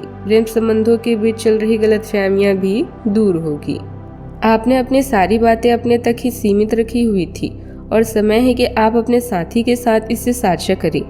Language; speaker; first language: Hindi; native; Hindi